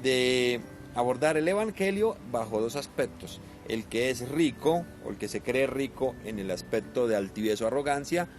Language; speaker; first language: Spanish; native; Spanish